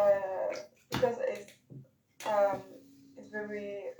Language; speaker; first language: English; non-native, learner; French